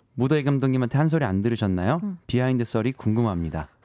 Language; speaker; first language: Korean; native; Korean